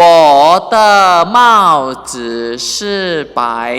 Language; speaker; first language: Chinese; non-native, fluent; Indonesian